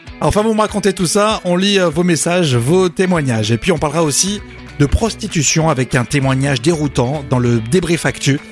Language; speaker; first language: French; native; French